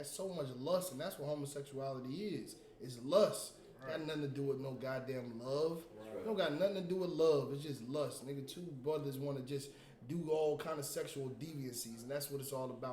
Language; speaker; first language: English; native; English